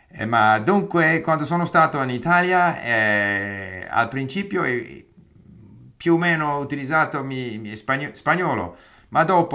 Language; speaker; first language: Italian; non-native, fluent; English